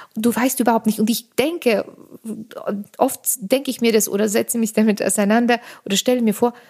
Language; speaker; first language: German; non-native, fluent; Armenian